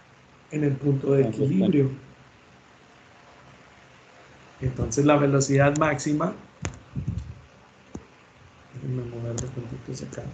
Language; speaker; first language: Spanish; native; Spanish